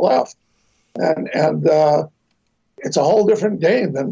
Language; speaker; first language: English; native; English